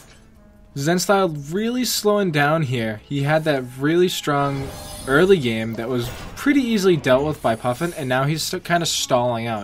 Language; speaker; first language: English; native; English